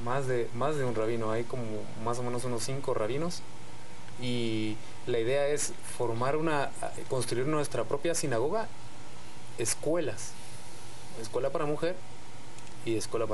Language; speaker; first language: Spanish; native; Spanish